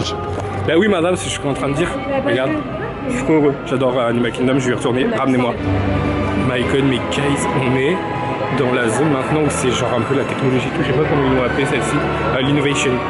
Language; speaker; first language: French; native; French